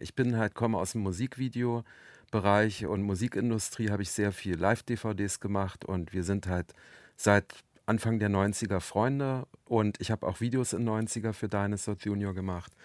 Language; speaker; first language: German; native; German